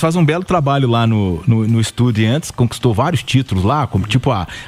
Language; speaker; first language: Portuguese; native; Portuguese